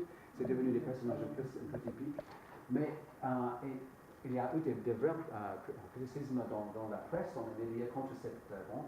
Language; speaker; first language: French; non-native, fluent; English